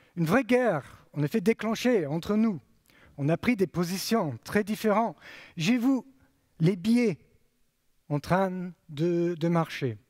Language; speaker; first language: French; non-native, fluent; English